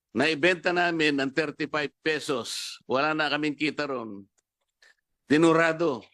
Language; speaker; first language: Filipino; non-native, local second language; Pampanga